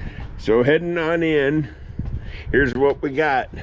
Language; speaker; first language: English; native; English